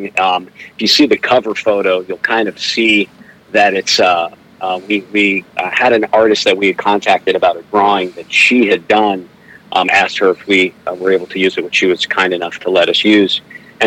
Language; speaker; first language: English; native; English